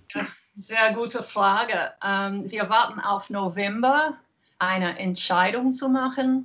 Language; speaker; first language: German; non-native, learner; English